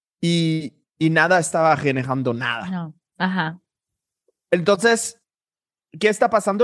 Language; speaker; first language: Spanish; non-native, fluent; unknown